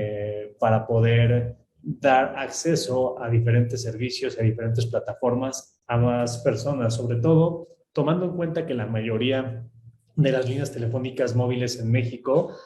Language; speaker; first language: Spanish; native; Spanish